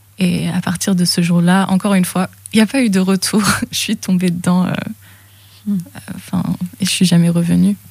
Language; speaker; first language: French; early bilingual, other home language; English